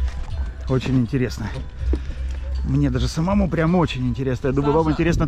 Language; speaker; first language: Russian; native; Russian